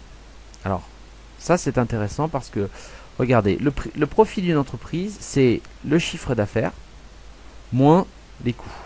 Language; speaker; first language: French; native; French